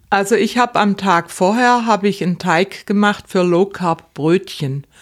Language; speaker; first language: German; native; German